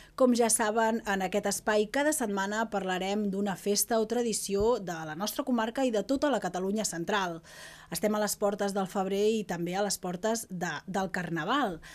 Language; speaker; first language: Catalan; native; Catalan